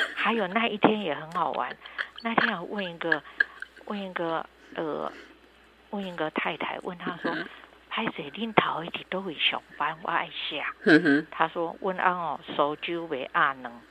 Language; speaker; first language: Chinese; non-native, local second language; Hakka Chinese